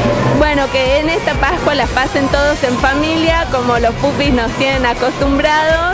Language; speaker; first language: Spanish; native; Spanish